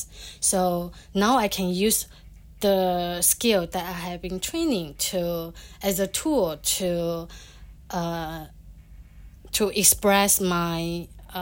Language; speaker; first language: English; non-native, fluent; Chinese